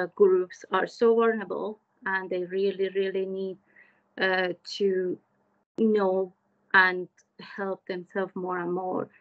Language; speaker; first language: English; non-native, fluent; Persian